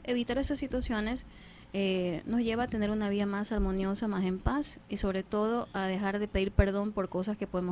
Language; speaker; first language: Spanish; native; Spanish